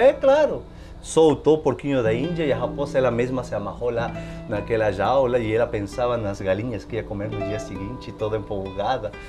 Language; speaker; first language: Portuguese; non-native, fluent; Spanish